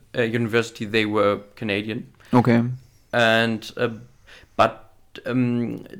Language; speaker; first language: English; non-native, fluent; German